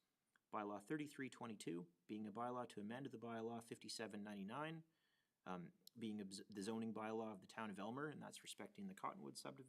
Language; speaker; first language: English; native; English